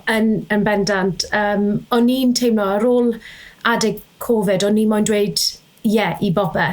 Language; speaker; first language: Welsh; native; Welsh